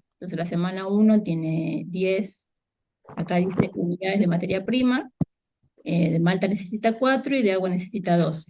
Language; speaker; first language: Spanish; native; Spanish